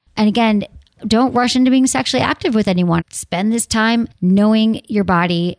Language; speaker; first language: English; native; English